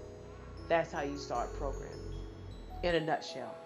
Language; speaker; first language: English; native; English